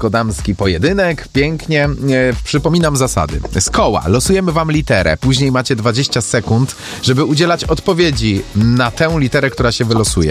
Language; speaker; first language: Polish; native; Polish